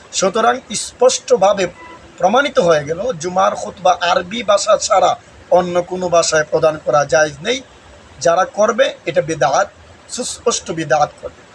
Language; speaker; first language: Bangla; non-native, local second language; Sylheti